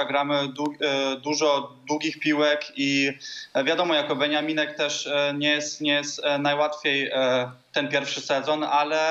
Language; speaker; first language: Polish; early bilingual, heritage; Polish